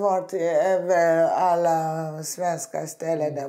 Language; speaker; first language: Swedish; non-native, learner; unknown